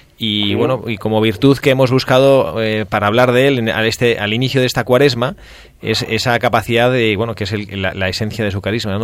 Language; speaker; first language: Spanish; native; Spanish